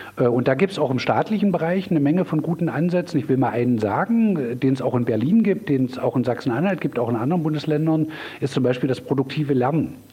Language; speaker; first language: German; native; German